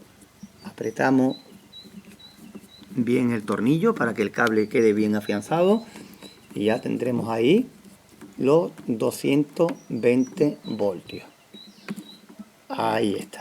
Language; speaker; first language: Spanish; native; Spanish